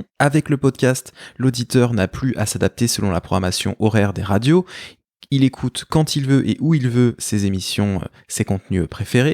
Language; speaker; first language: French; native; French